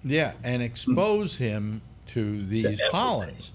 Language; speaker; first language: English; native; English